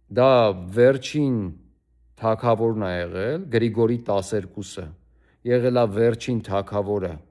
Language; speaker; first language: Armenian; native; Armenian